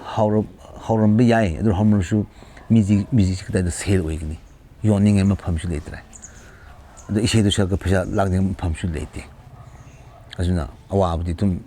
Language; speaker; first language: Manipuri; non-native, local second language; Tangkhul Naga (India)